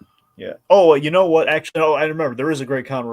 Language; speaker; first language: English; native; English